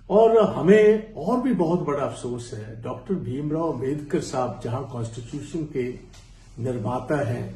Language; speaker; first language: Hindi; non-native, local second language; Punjabi